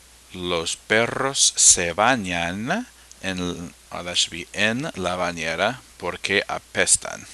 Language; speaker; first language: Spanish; non-native, fluent; English